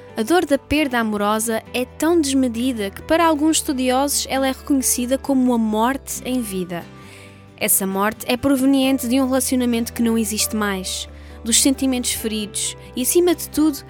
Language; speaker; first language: Portuguese; native; Portuguese